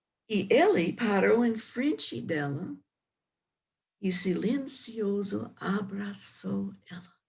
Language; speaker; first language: Portuguese; non-native, learner; English